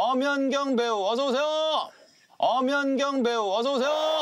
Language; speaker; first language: Korean; native; Korean